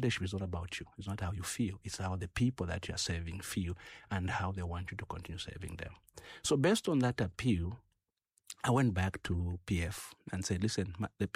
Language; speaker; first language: English; non-native, local second language; Bemba